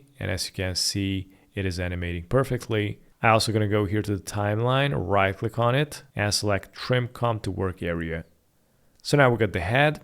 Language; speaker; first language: English; non-native, fluent; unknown